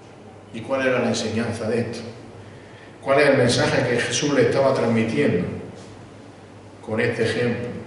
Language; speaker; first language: Spanish; native; Spanish